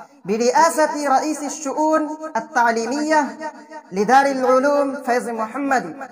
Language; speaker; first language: Arabic; non-native, fluent; Urdu